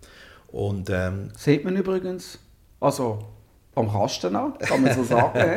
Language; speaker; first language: German; native; German